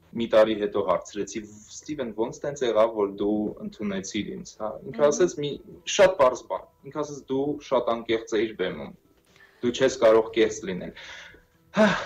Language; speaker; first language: Armenian; native; Armenian